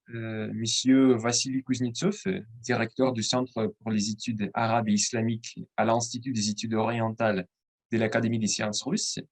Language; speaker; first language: French; non-native, fluent; Russian